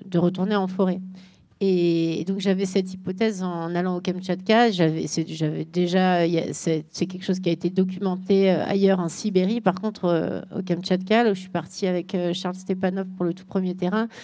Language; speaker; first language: French; native; French